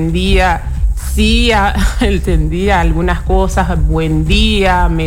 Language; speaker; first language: Spanish; non-native, fluent; Haitian Creole